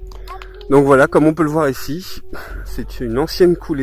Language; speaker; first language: French; native; French